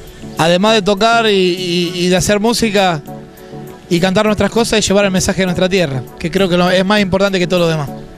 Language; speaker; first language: Spanish; native; Spanish